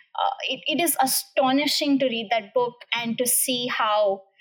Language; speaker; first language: English; non-native, local second language; Hindi